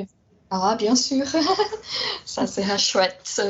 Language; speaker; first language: French; non-native, fluent; Portuguese